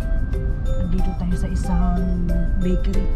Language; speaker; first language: Filipino; non-native, local second language; Cebuano